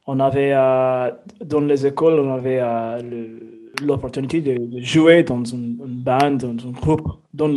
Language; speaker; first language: French; non-native, fluent; English